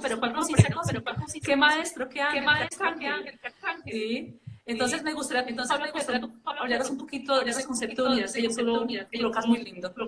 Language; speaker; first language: Spanish; native; Spanish